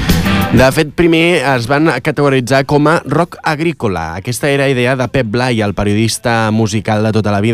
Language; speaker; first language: Catalan; native; Catalan